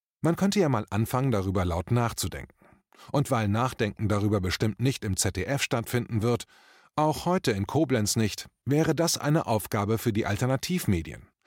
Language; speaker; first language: German; native; German